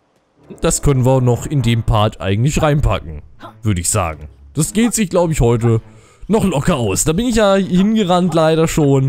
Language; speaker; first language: German; native; German